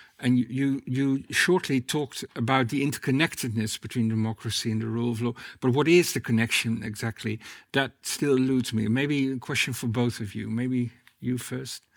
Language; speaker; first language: English; non-native, fluent; Dutch